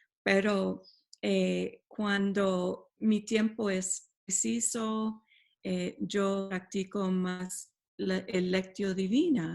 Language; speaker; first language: Spanish; non-native, fluent; English